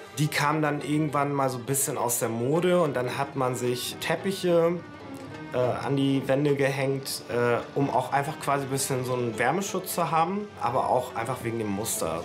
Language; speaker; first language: German; early bilingual, other home language; Turkish